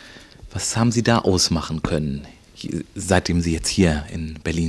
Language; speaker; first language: German; native; German